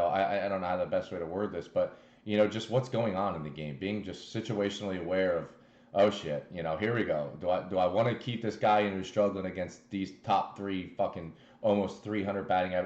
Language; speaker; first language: English; native; English